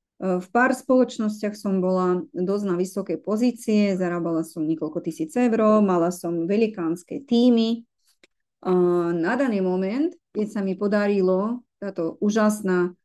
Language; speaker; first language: Slovak; non-native, fluent; Russian